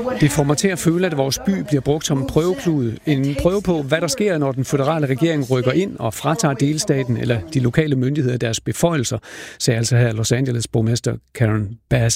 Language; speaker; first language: Danish; native; Danish